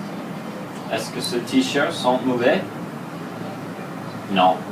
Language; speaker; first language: French; non-native, learner; English